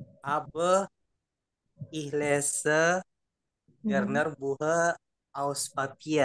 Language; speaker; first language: German; non-native, learner; Indonesian